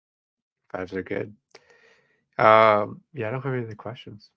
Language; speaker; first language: English; native; English